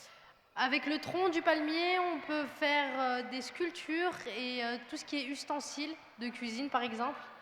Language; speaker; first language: French; early bilingual, other home language; Khmer